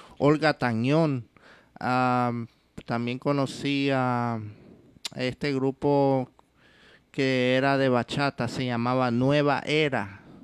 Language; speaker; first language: Spanish; early bilingual, heritage; Spanish